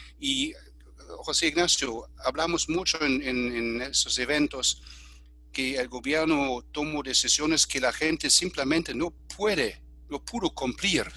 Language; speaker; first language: Spanish; non-native, fluent; German